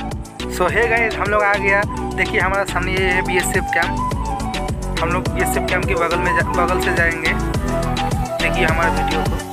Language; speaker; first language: Hindi; non-native, local second language; Bangla